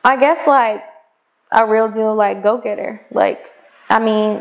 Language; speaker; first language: English; native; English